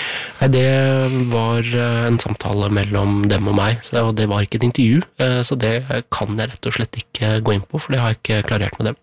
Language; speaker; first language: Norwegian; native; Norwegian